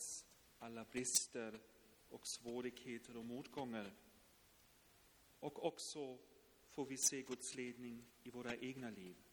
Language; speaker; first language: Swedish; non-native, fluent; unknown